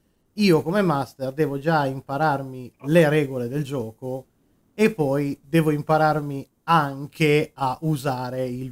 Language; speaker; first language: Italian; native; Italian